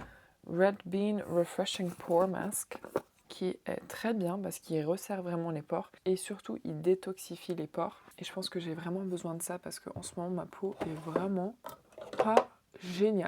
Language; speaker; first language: French; native; French